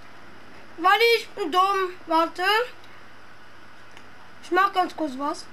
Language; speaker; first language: German; native; German